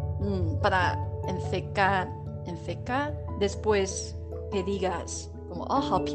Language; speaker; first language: Spanish; non-native, learner; Chinese